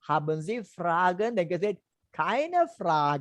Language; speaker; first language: German; non-native, learner; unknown